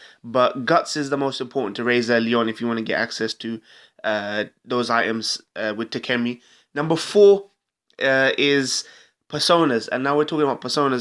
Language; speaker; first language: English; native; English